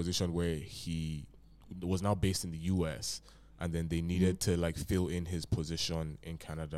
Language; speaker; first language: English; non-native, local second language; Yoruba